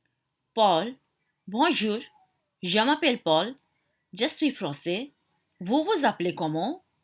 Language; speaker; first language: French; non-native, fluent; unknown